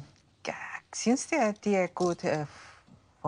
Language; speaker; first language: Danish; non-native, learner; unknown